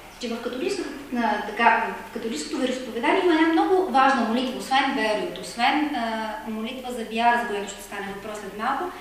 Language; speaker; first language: Bulgarian; native; Bulgarian